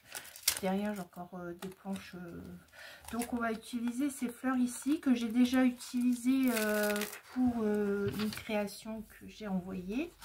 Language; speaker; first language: French; native; French